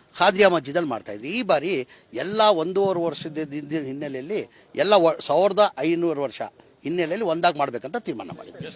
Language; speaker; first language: Kannada; non-native, local second language; Urdu